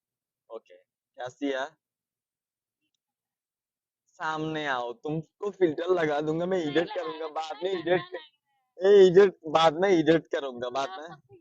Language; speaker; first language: Hindi; non-native, learner; Bangla